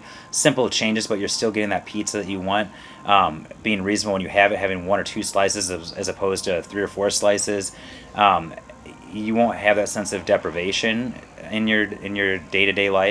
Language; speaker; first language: English; native; English